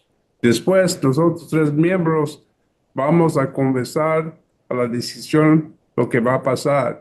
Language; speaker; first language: Spanish; early bilingual, heritage; English